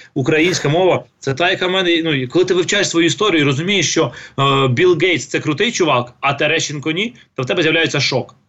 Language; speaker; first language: Ukrainian; non-native, local second language; Russian